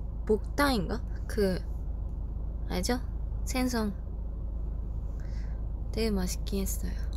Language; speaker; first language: Korean; non-native, fluent; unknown